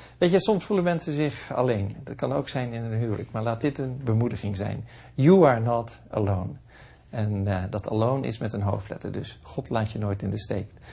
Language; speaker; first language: Dutch; native; Dutch